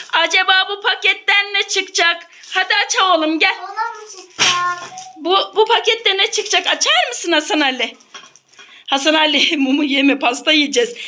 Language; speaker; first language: Turkish; native; Turkish